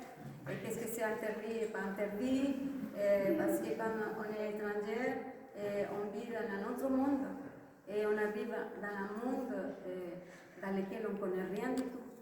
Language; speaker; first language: French; non-native, fluent; Spanish